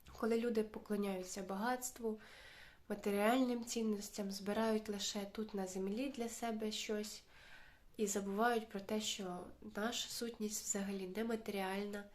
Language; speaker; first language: Ukrainian; native; Ukrainian